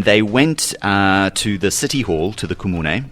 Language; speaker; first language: English; native; English